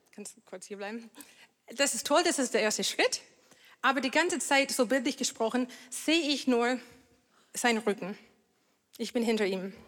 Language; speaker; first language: German; non-native, fluent; English